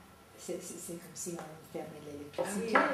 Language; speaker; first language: French; non-native, fluent; English